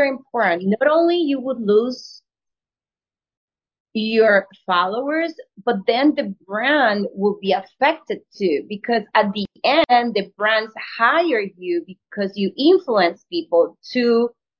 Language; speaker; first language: English; non-native, fluent; Spanish